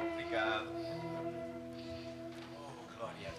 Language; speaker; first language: Portuguese; non-native, fluent; English